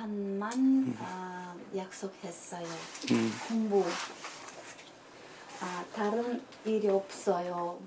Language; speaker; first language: Korean; non-native, learner; Russian